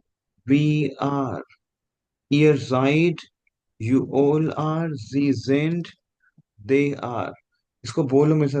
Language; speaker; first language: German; non-native, fluent; Hindi